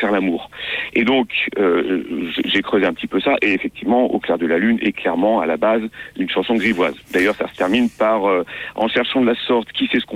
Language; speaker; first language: French; native; French